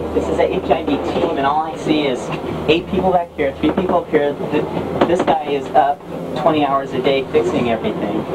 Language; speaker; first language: English; native; English